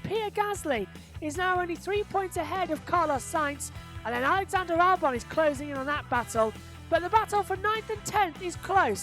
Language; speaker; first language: English; native; English